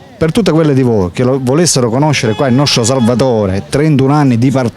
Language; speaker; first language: Italian; native; Italian